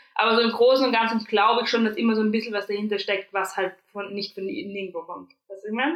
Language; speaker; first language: German; native; German